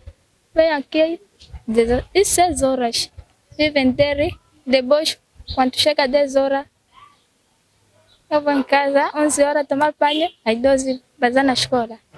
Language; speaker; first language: Portuguese; non-native, local second language; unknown